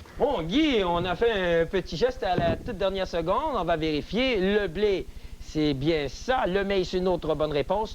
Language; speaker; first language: French; native; French